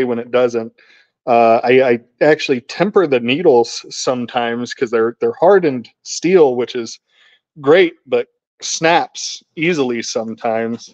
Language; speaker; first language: English; native; English